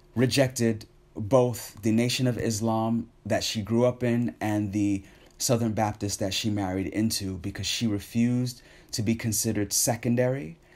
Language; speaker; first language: English; native; English